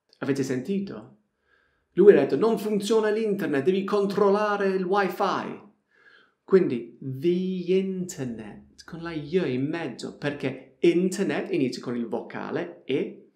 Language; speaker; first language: Italian; non-native, fluent; English